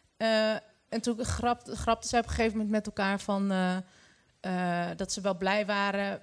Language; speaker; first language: Dutch; early bilingual, other home language; Arabic